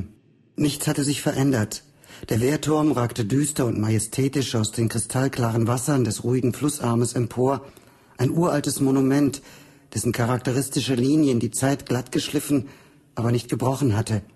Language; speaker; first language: German; native; German